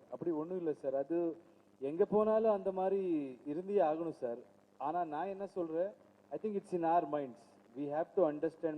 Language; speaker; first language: Tamil; non-native, learner; Kannada